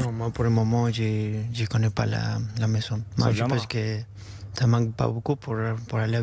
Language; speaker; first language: French; non-native, learner; Spanish